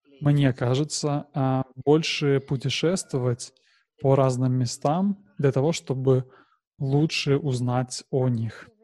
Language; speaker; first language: Russian; non-native, learner; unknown